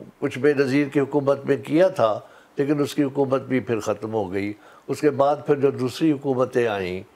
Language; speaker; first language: Urdu; native; Urdu